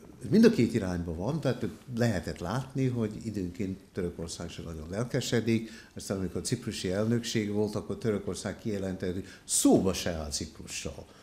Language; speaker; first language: Hungarian; early bilingual, heritage; Hungarian